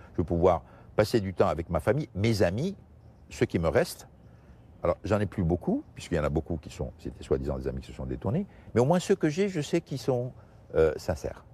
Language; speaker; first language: French; non-native, local second language; Portuguese